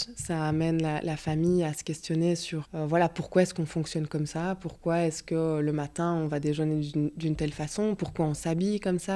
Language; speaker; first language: French; native; French